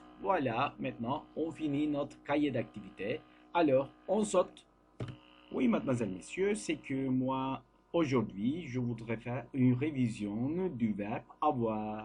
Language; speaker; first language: French; non-native, learner; Turkish